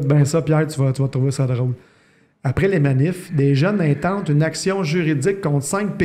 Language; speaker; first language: French; native; French